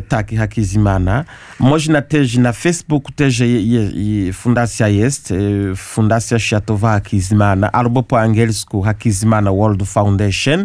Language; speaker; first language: Polish; non-native, learner; Kinyarwanda